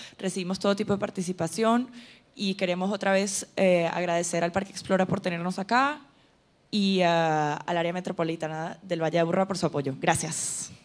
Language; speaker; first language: Spanish; native; Spanish